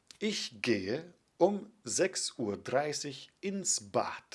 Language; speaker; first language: German; non-native, fluent; Polish